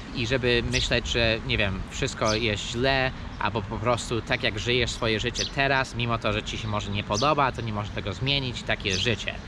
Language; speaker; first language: Polish; early bilingual, heritage; Polish